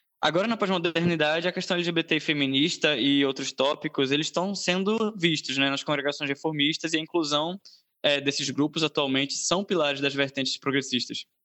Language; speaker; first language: Portuguese; native; Portuguese